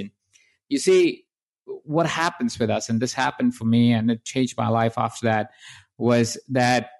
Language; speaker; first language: English; non-native, local second language; Hindi